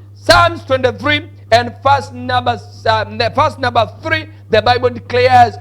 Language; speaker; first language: English; non-native, local second language; Swahili